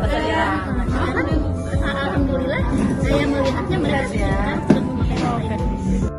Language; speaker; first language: Indonesian; non-native, local second language; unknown